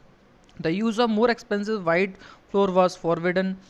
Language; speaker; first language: English; non-native, local second language; Hindi